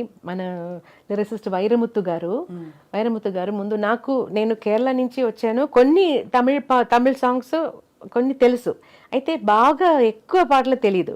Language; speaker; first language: Telugu; non-native, local second language; Malayalam